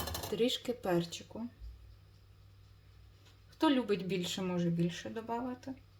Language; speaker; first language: Ukrainian; non-native, local second language; Russian